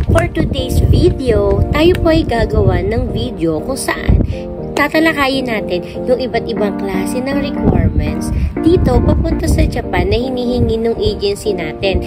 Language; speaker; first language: Filipino; native; Filipino